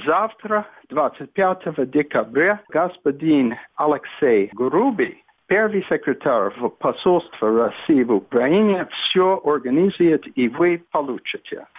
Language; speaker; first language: Russian; non-native, fluent; English